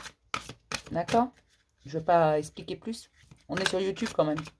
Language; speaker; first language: French; native; French